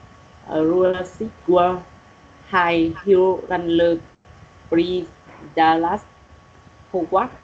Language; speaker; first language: English; non-native, learner; Vietnamese